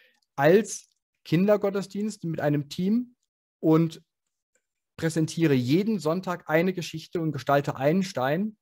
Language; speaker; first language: German; native; German